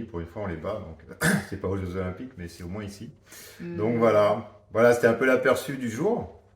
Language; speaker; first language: French; native; French